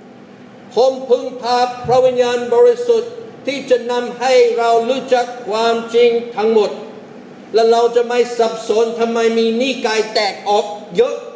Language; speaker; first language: Thai; non-native, fluent; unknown